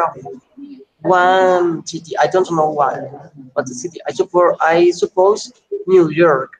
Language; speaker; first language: English; non-native, learner; Spanish